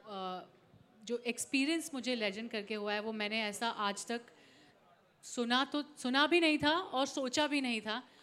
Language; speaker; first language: Hindi; native; Hindi